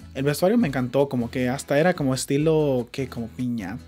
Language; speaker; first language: Spanish; early bilingual, heritage; Spanish